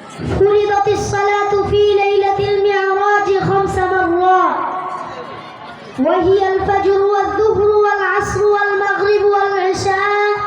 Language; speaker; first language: Arabic; non-native, learner; Bangla